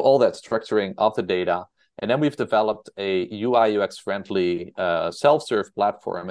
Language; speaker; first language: English; non-native, fluent; Dutch